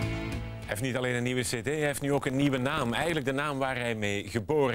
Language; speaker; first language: Dutch; native; Dutch